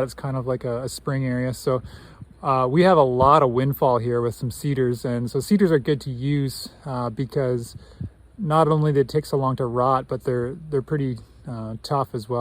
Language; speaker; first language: English; native; English